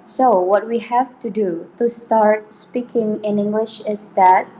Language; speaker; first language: English; non-native, fluent; Indonesian